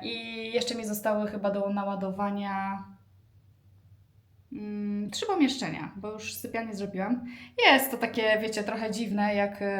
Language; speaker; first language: Polish; native; Polish